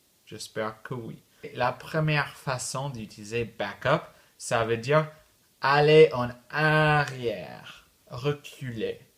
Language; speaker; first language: French; non-native, fluent; English